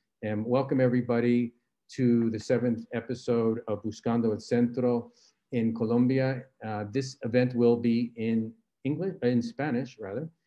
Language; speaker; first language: English; native; English